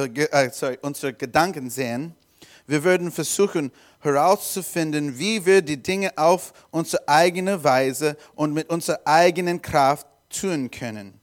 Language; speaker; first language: German; non-native, learner; English